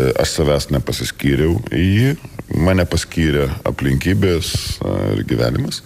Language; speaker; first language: Lithuanian; native; Lithuanian